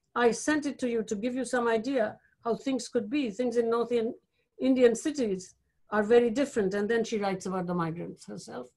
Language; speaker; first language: English; non-native, local second language; Bangla